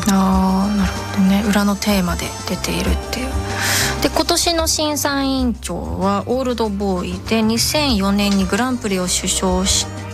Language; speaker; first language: Japanese; non-native, fluent; English